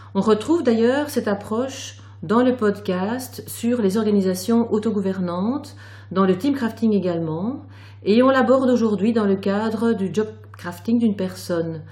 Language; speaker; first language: French; native; French